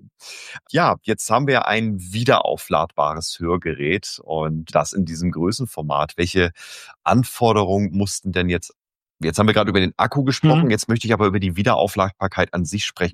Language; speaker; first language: German; native; German